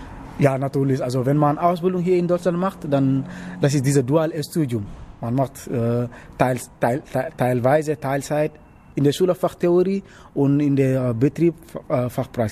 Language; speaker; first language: German; non-native, learner; Wolof